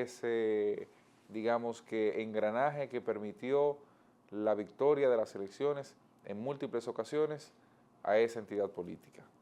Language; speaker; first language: Spanish; native; Spanish